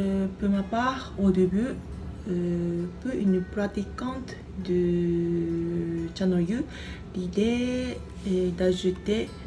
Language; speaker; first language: French; non-native, fluent; Japanese